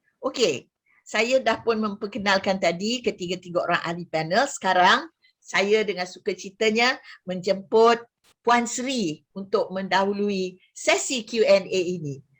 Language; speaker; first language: Malay; native; Malay